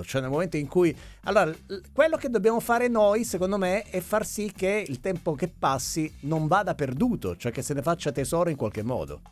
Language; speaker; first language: Italian; native; Italian